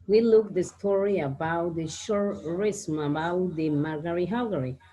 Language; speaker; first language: English; non-native, learner; Spanish